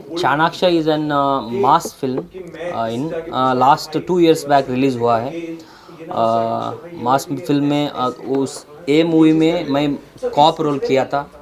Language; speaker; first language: Hindi; non-native, local second language; Kannada